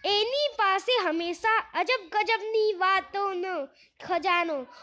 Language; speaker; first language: Hindi; non-native, local second language; Gujarati